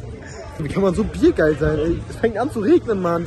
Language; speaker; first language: German; native; German